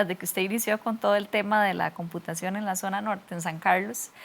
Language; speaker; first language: Spanish; native; Spanish